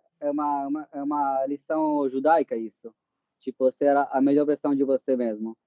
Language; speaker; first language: Portuguese; non-native, fluent; Italian